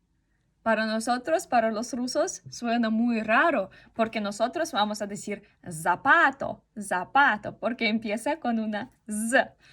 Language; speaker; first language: Spanish; non-native, fluent; Russian